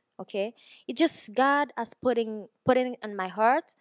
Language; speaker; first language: English; non-native, learner; Haitian Creole